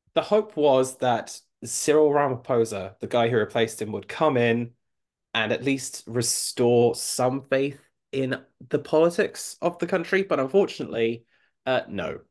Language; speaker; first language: English; native; English